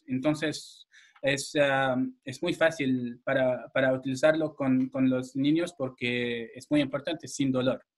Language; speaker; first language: Spanish; non-native, fluent; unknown